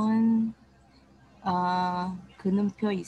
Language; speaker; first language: Korean; non-native, learner; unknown